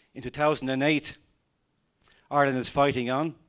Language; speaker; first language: English; native; English